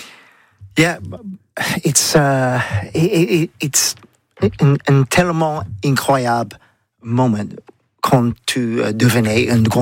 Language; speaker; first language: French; non-native, learner; English